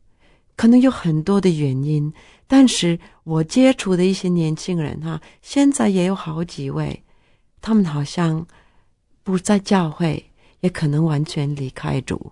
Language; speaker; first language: Chinese; non-native, fluent; Norwegian